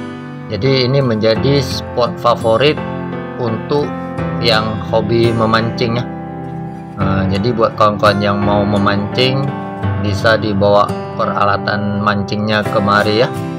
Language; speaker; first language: Indonesian; native; Indonesian